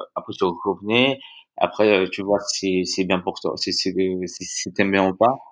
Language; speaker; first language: French; early bilingual, other home language; Vietnamese